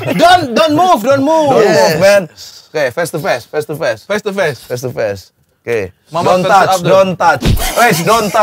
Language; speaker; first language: English; non-native, learner; Indonesian